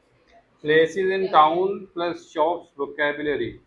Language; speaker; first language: English; non-native, local second language; Hindi